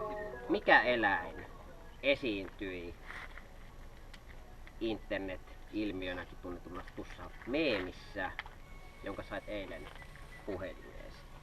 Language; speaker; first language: Finnish; native; Finnish